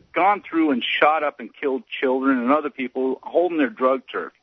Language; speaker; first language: English; native; English